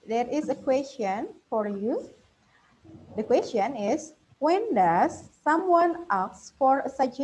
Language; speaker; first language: English; non-native, fluent; Indonesian